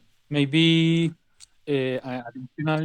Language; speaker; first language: English; non-native, learner; Spanish